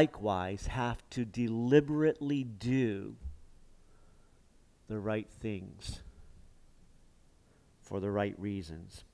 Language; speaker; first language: English; native; English